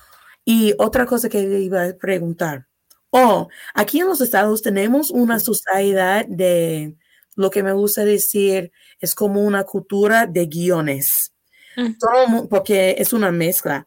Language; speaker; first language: Spanish; non-native, fluent; English